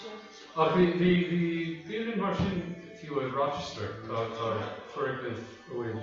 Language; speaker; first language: Irish; non-native, learner; English